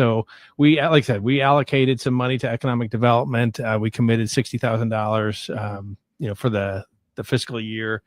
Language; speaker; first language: English; native; English